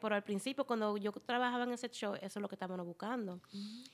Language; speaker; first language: Spanish; early bilingual, heritage; Spanish